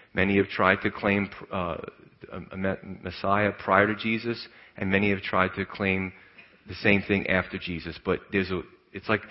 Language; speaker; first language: English; native; English